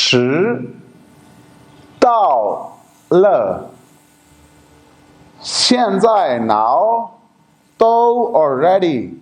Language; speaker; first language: Chinese; non-native, fluent; Urdu